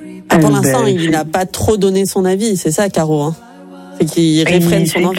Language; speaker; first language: French; native; French